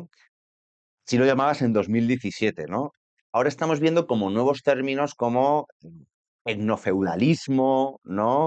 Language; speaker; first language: Spanish; native; Spanish